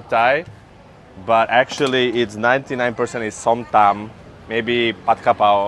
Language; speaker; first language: English; non-native, fluent; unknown